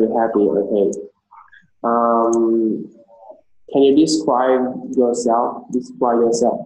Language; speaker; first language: English; non-native, learner; Vietnamese